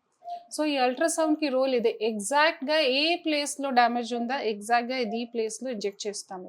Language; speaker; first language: Telugu; non-native, fluent; Hindi